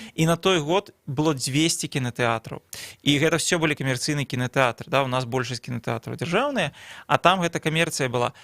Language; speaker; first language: Belarusian; non-native, local second language; Russian